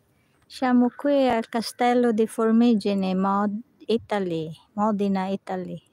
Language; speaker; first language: Italian; non-native, learner; Filipino